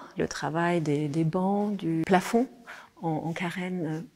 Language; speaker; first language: French; non-native, fluent; Danish